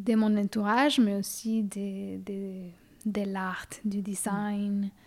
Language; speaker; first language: French; non-native, fluent; Spanish